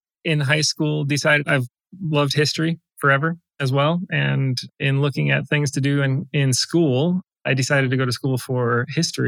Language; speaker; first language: English; native; English